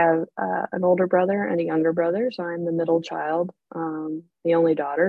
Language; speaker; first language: English; native; English